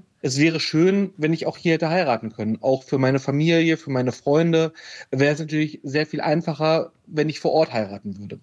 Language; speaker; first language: German; native; German